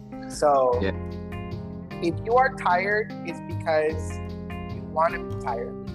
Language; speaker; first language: English; non-native, fluent; Spanish